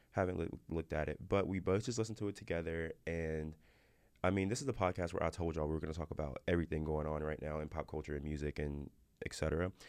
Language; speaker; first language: English; native; English